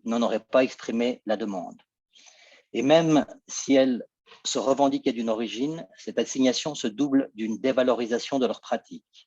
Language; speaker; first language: French; native; French